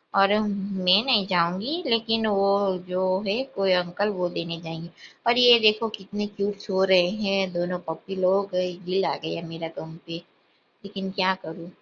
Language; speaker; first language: Hindi; non-native, local second language; Gujarati